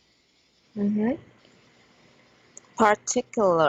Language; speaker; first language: English; non-native, learner; Chinese